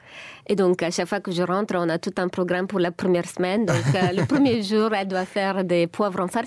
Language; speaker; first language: French; non-native, fluent; Bulgarian